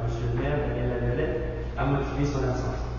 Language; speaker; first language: French; native; French